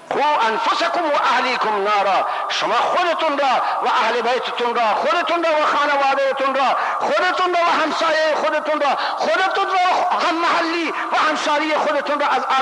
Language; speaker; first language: Persian; non-native, local second language; Baluchi